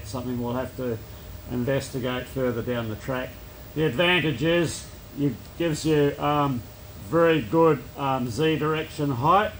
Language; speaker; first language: English; native; English